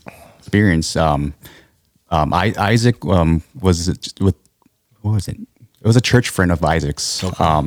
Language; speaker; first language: English; non-native, fluent; Korean